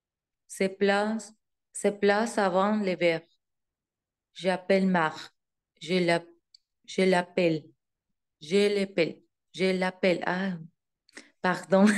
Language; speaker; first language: French; non-native, learner; Spanish